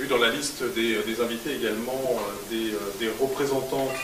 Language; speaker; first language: French; native; French